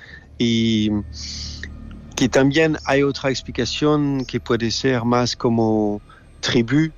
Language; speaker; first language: Spanish; non-native, learner; French